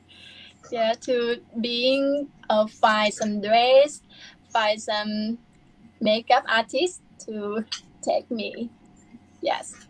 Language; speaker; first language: English; non-native, learner; Thai